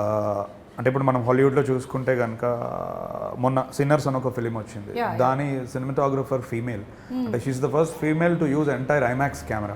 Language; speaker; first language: Telugu; native; Telugu